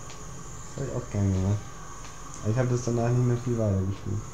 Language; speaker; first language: German; native; German